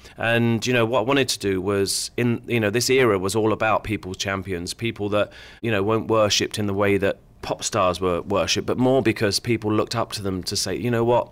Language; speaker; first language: English; native; English